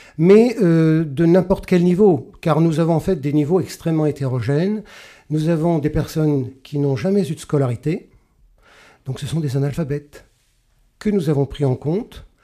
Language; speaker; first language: French; native; French